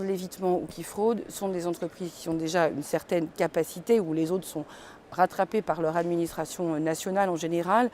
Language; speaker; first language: French; native; French